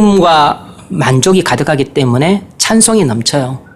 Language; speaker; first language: Korean; native; Korean